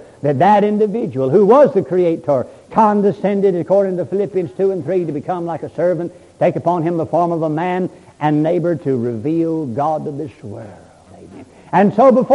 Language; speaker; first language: English; native; English